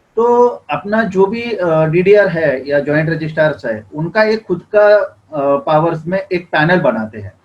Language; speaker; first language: Hindi; non-native, local second language; Marathi